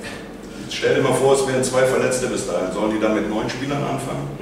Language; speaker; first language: German; native; German